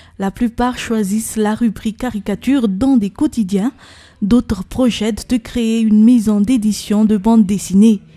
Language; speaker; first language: French; non-native, local second language; Malagasy